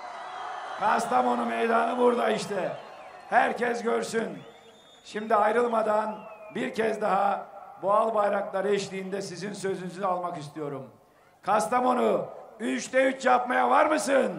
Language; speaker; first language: Turkish; native; Turkish